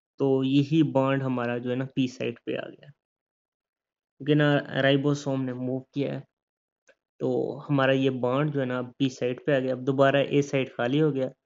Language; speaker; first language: Hindi; native; Hindi